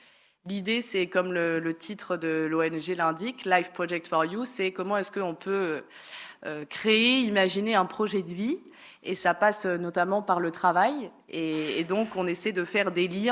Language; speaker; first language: French; native; French